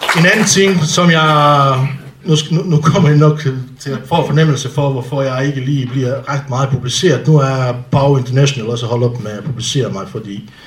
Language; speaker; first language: Danish; non-native, fluent; Bosnian